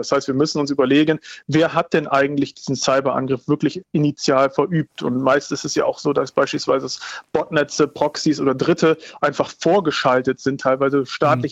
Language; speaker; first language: German; native; German